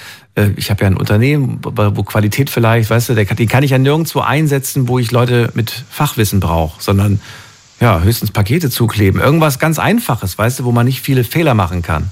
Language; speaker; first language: German; native; German